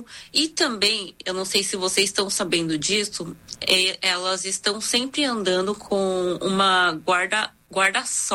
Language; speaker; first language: Portuguese; early bilingual, other home language; Korean